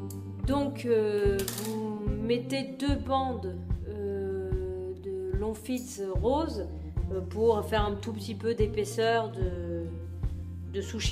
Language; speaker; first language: French; native; French